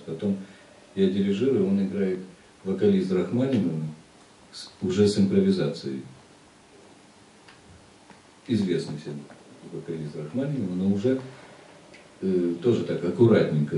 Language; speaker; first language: Russian; native; Russian